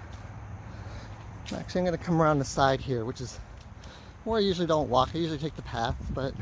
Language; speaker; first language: English; native; English